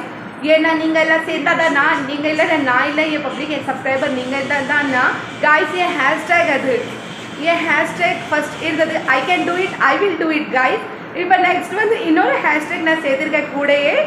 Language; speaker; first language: Tamil; non-native, local second language; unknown